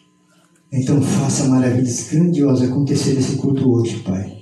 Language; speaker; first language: Portuguese; native; Portuguese